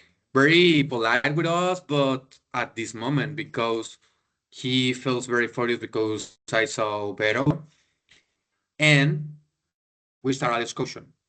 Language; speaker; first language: English; non-native, learner; Spanish